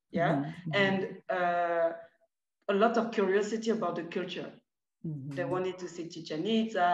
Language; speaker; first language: English; non-native, fluent; French